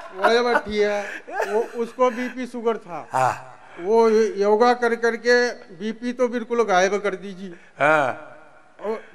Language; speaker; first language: Hindi; native; Hindi